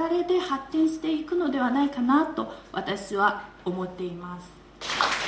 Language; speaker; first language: Japanese; non-native, fluent; Chinese